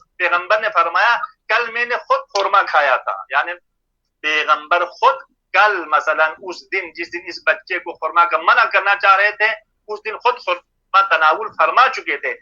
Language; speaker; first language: Urdu; non-native, local second language; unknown